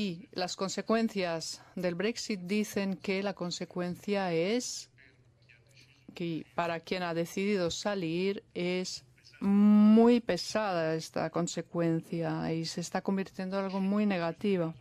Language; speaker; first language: Spanish; non-native, fluent; Italian